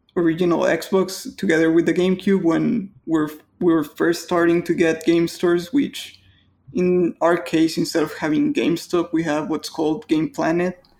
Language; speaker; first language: English; non-native, fluent; Spanish